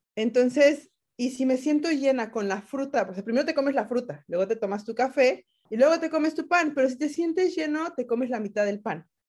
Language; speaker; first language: Spanish; native; Spanish